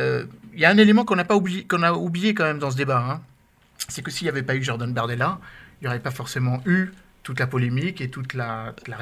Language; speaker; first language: French; native; French